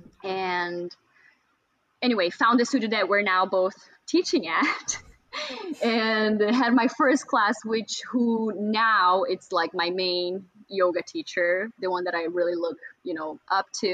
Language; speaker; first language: English; non-native, fluent; Portuguese